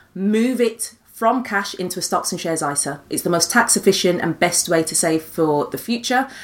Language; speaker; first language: English; native; English